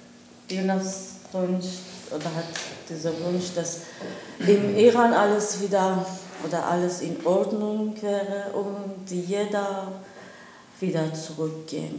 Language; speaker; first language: German; non-native, learner; Persian